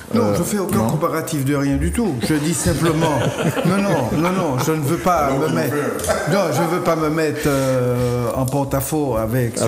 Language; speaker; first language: French; native; French